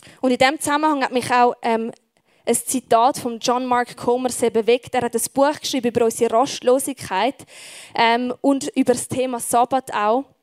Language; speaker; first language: German; native; German